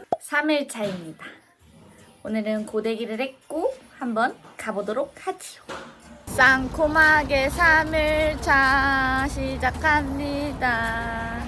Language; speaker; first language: Korean; native; Korean